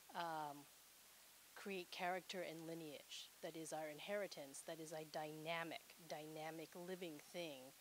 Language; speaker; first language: English; native; English